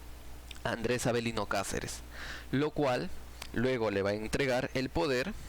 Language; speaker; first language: Spanish; native; Spanish